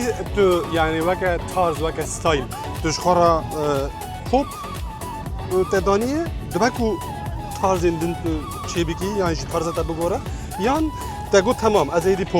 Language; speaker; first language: Kurdish; native; Kurdish